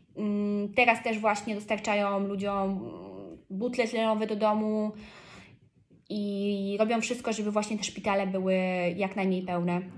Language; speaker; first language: Polish; early bilingual, heritage; Polish